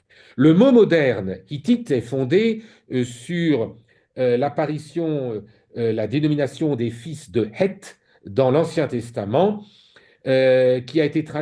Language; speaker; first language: French; native; French